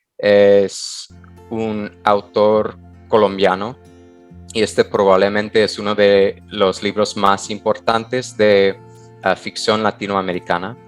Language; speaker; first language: Spanish; non-native, fluent; English